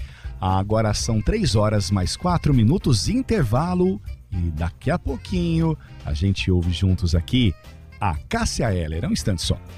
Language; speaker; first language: Portuguese; native; Portuguese